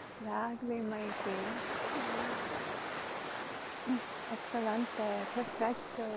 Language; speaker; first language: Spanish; non-native, learner; English